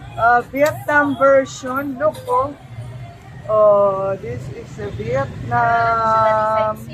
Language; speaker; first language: English; non-native, local second language; Filipino